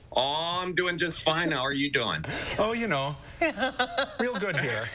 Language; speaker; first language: English; native; English